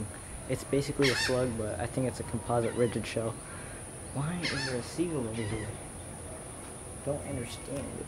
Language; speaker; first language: English; native; English